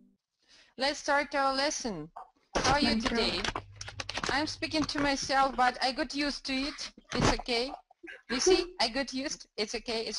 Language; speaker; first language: English; non-native, fluent; Russian